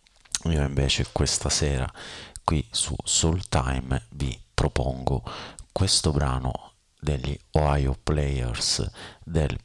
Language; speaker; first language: Italian; native; Italian